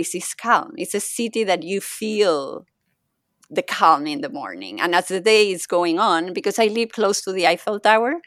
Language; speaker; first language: English; non-native, fluent; Spanish